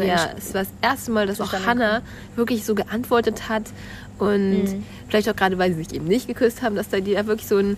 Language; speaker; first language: German; native; German